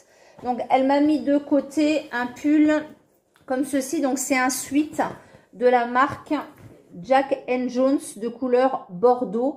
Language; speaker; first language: French; native; French